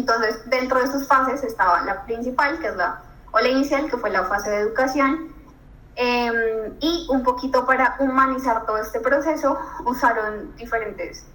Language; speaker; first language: Spanish; native; Spanish